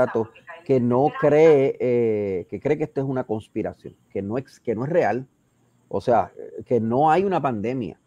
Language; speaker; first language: Spanish; native; Spanish